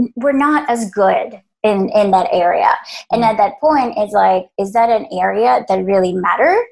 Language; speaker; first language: English; early bilingual, other home language; Spanish